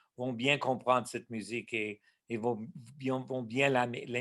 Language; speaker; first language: French; non-native, local second language; English